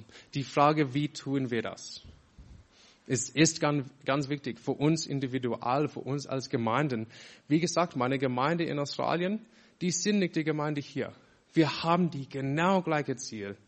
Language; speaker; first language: German; non-native, fluent; English